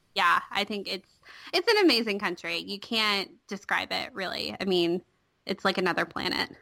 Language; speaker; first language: English; native; English